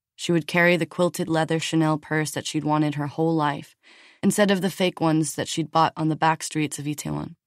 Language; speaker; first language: English; native; English